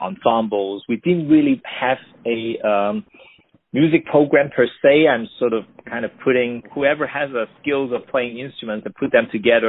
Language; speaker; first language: English; non-native, local second language; Cantonese